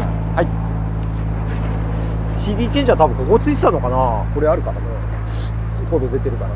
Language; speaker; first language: Japanese; native; Japanese